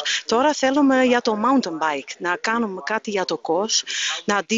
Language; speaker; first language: Greek; non-native, learner; Dutch